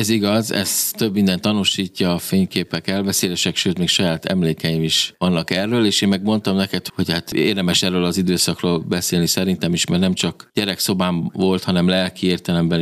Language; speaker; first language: Hungarian; native; Hungarian